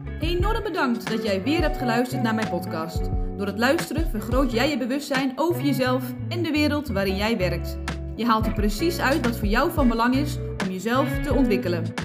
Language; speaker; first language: Dutch; native; Dutch